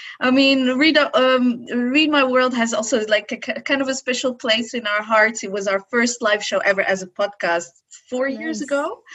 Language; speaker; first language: English; non-native, fluent; Arabic